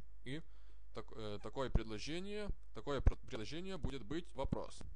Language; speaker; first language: Russian; non-native, fluent; Lithuanian